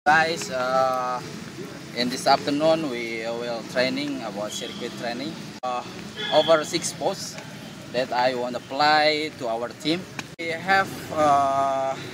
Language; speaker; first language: English; non-native, learner; Indonesian